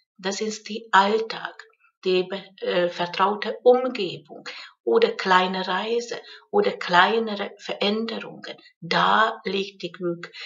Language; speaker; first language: German; non-native, fluent; Hungarian